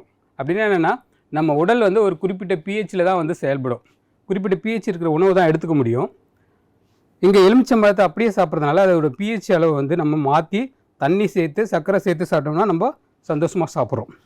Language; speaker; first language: Tamil; native; Tamil